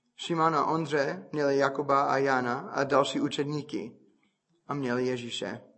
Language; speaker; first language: Czech; non-native, fluent; English